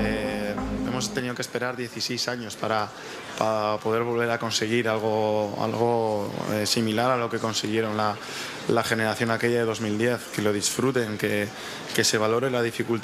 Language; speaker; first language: Spanish; native; Spanish